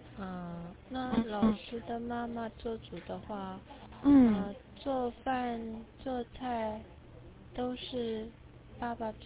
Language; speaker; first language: Chinese; non-native, learner; Korean